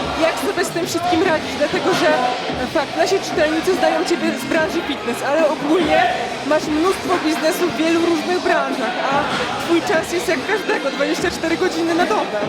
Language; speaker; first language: Polish; native; Polish